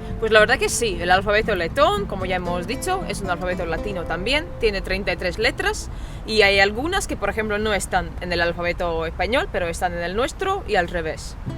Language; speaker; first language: Spanish; non-native, fluent; Latvian